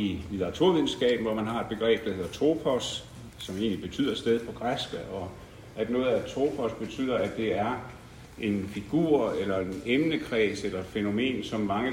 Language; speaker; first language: Danish; native; Danish